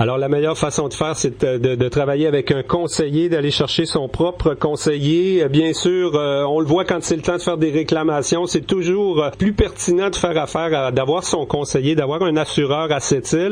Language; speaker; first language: French; native; French